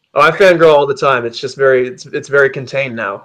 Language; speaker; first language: English; native; English